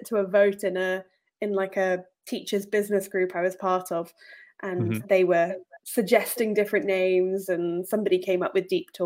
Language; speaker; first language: English; native; English